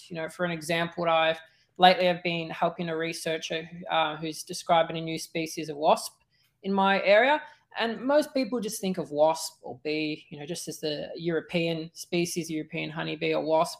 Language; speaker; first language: English; native; English